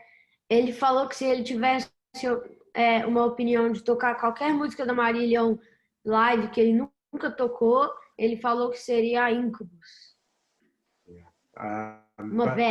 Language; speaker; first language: Portuguese; early bilingual, heritage; Portuguese